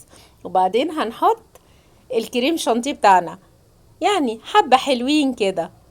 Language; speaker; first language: Arabic; native; Arabic